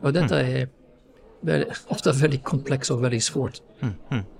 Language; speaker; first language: Swedish; non-native, fluent; English